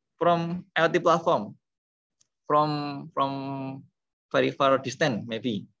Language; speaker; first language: English; non-native, learner; Indonesian